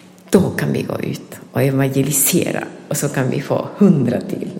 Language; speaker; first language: Swedish; non-native, fluent; Spanish